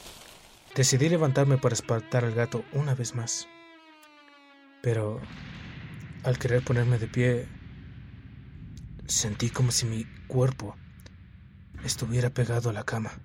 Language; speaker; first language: Spanish; native; Spanish